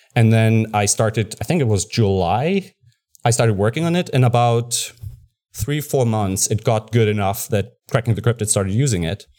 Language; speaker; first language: English; non-native, fluent; German